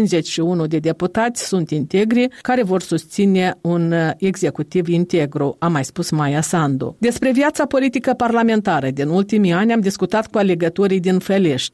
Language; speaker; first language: Romanian; native; Romanian